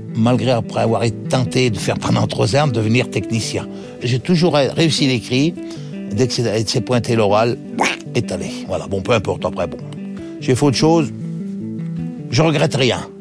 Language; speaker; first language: French; native; French